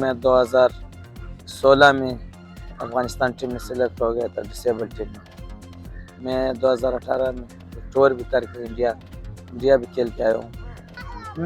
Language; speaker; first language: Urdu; early bilingual, other home language; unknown